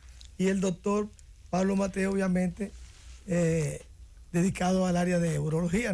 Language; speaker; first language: Spanish; native; Spanish